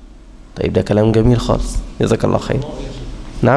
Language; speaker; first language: Arabic; native; Arabic